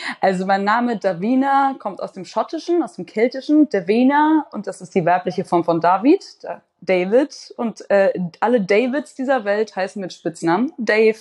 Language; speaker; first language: German; native; German